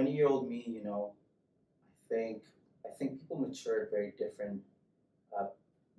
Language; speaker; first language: English; non-native, local second language; Yoruba